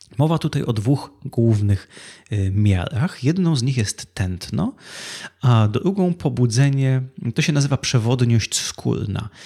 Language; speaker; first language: Polish; native; Polish